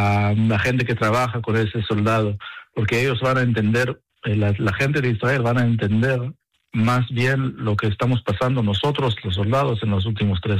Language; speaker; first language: Spanish; non-native, fluent; Hebrew